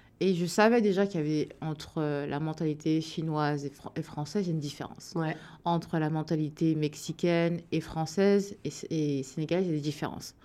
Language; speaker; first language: French; early bilingual, other home language; Wolof